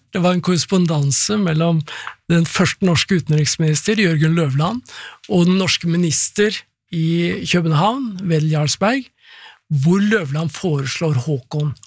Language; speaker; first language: Norwegian; native; Norwegian